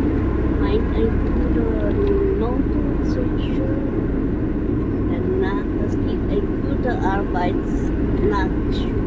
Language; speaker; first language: German; non-native, learner; Filipino